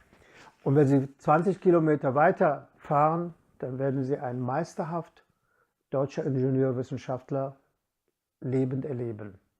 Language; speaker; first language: German; non-native, fluent; Kurdish